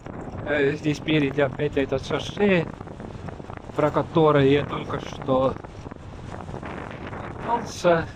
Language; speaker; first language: Russian; non-native, local second language; Estonian